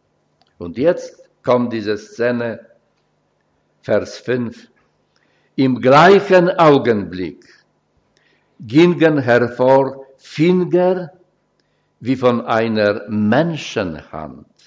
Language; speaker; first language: German; non-native, fluent; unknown